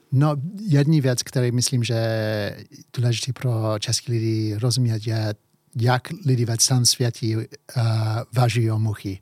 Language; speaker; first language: Czech; early bilingual, heritage; English